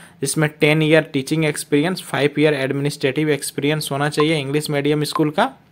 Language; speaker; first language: Hindi; native; Hindi